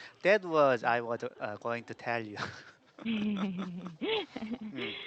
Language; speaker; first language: English; non-native, learner; Korean